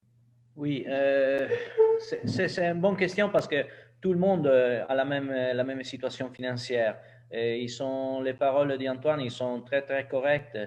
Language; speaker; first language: French; non-native, learner; Italian